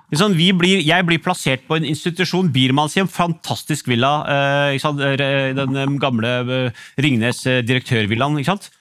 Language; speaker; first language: Norwegian; early bilingual, other home language; Urdu